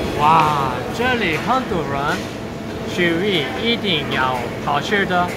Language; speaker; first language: Chinese; non-native, learner; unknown